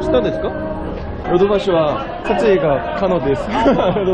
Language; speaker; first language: Japanese; non-native, learner; Korean